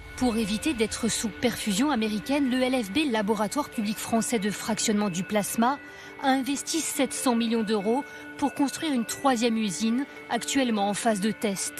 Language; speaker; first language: French; native; French